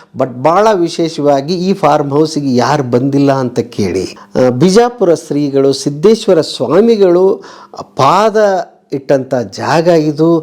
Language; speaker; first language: Kannada; native; Kannada